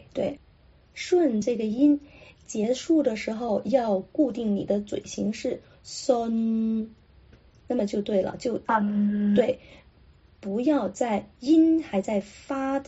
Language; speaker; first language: Chinese; non-native, local second language; Cantonese